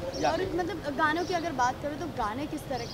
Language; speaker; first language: Hindi; native; Hindi